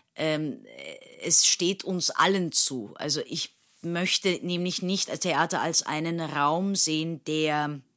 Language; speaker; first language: German; non-native, fluent; Turkish